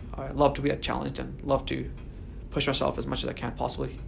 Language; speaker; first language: English; native; English